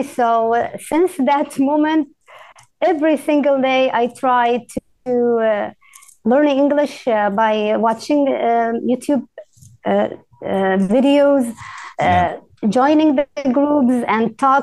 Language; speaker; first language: English; non-native, fluent; Arabic